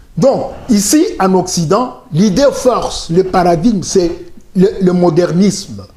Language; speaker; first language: French; non-native, local second language; Luba-Lulua